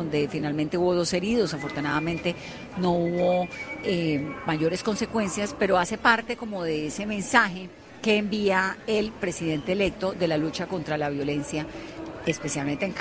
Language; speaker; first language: Spanish; native; Spanish